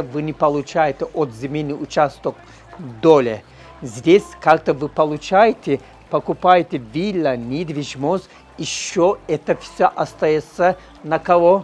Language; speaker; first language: Russian; non-native, learner; Turkish